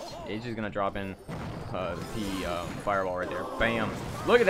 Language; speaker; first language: English; native; English